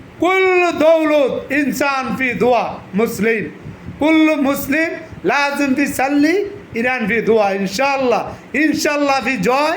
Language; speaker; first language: Arabic; non-native, learner; Bangla